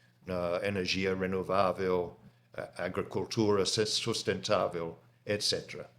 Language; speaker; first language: Portuguese; non-native, fluent; English